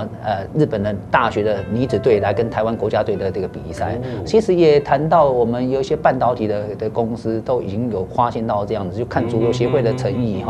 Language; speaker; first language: Chinese; native; Chinese